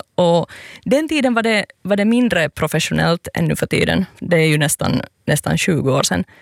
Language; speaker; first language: Swedish; native; Swedish